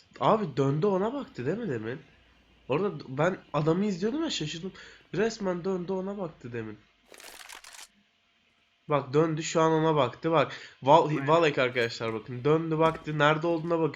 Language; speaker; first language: Turkish; native; Turkish